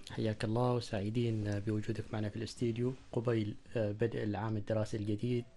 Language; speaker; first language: Arabic; native; Arabic